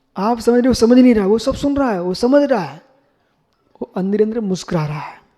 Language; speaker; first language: Hindi; native; Hindi